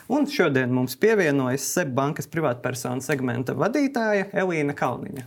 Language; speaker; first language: Latvian; native; Latvian